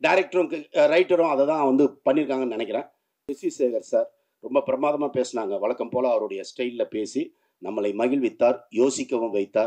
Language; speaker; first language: Tamil; native; Tamil